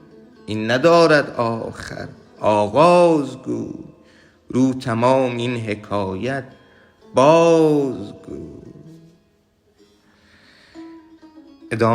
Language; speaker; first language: Persian; native; Persian